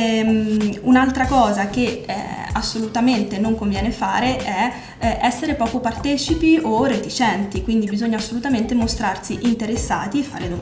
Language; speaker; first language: Italian; native; Italian